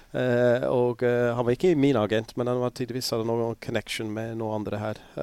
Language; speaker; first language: Norwegian; non-native, fluent; English